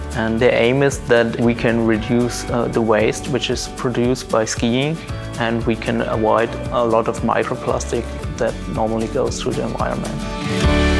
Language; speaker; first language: English; non-native, fluent; German